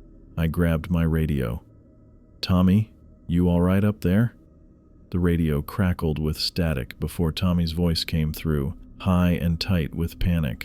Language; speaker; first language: English; native; English